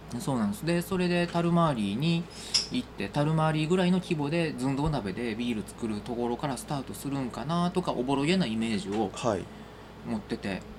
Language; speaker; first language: Japanese; native; Japanese